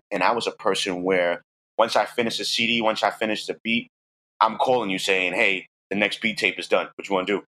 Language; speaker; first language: English; native; English